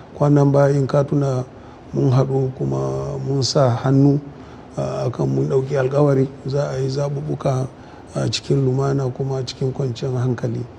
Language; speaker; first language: Hausa; native; Hausa